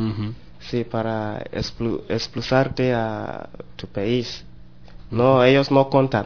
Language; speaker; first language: Spanish; non-native, learner; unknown